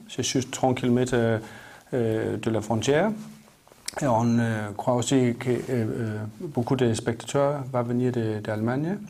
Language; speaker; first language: French; non-native, learner; Danish